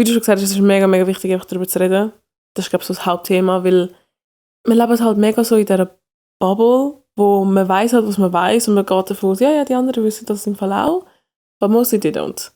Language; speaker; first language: German; early bilingual, other home language; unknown